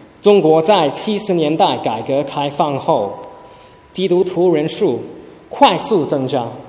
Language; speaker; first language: Chinese; early bilingual, heritage; Chinese